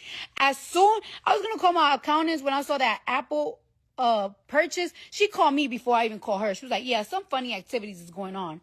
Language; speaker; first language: English; native; English